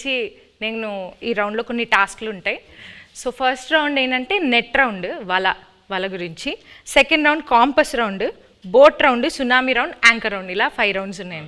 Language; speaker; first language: Telugu; native; Telugu